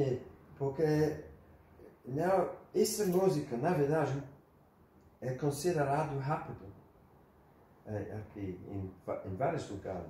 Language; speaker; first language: Portuguese; non-native, learner; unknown